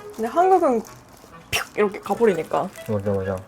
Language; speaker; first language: Korean; non-native, fluent; Japanese